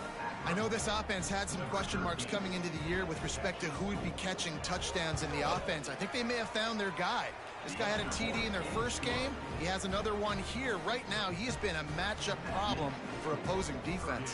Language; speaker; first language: English; native; English